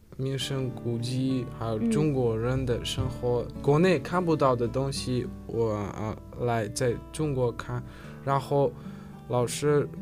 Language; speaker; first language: Chinese; non-native, learner; Uzbek